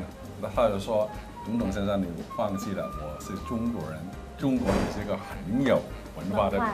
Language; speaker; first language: Chinese; non-native, local second language; Cantonese